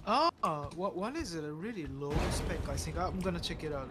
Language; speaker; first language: English; non-native, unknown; Japanese